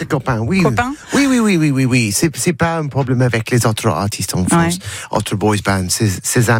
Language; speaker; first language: French; non-native, learner; English